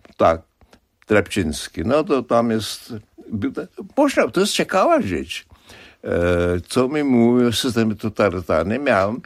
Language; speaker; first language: Polish; non-native, fluent; Kashmiri